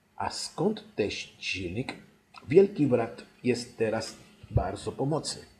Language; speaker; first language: Polish; non-native, fluent; Spanish